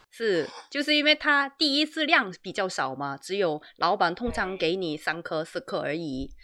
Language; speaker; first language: Chinese; non-native, fluent; Korean